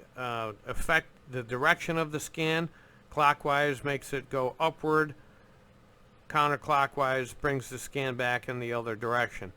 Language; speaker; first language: English; native; English